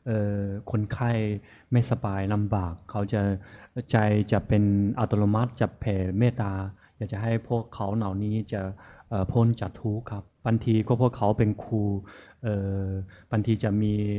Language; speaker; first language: Thai; non-native, fluent; Chinese